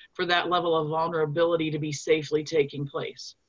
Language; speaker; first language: English; non-native, fluent; German